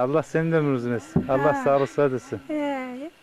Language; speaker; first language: Turkish; native; Turkish